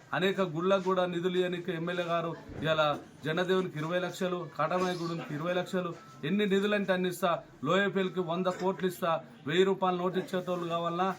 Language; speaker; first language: Telugu; native; Telugu